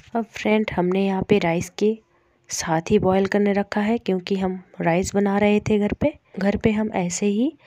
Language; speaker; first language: Hindi; non-native, local second language; Bangla